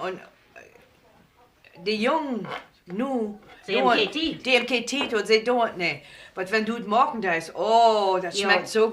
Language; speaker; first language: German; early bilingual, heritage; German